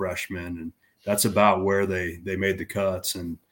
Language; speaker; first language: English; native; English